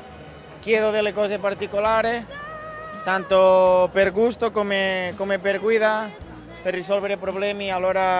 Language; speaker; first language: Italian; non-native, fluent; Spanish